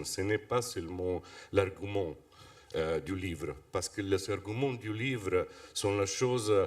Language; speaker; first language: French; non-native, fluent; Italian